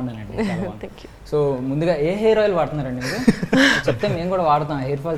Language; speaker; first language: Telugu; native; Telugu